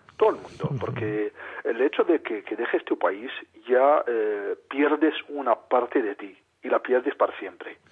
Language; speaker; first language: Spanish; non-native, fluent; Arabic